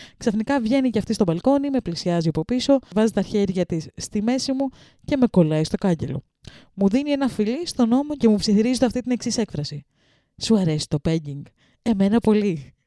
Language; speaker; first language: Greek; early bilingual, other home language; Russian